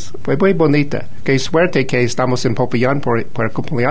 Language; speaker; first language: Spanish; non-native, fluent; English